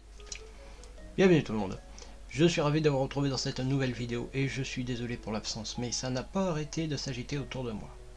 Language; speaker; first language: French; native; French